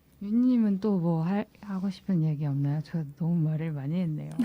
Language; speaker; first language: Korean; native; Korean